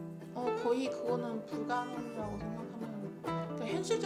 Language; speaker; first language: Korean; non-native, fluent; Chinese